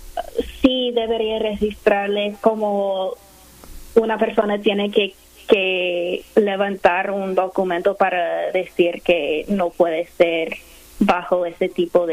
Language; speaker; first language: Spanish; non-native, fluent; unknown